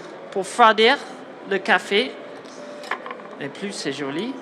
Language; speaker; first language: French; non-native, learner; English